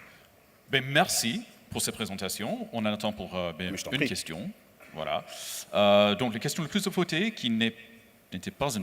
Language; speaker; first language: French; native; French